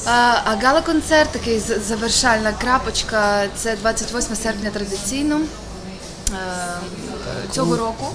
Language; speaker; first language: Ukrainian; native; Ukrainian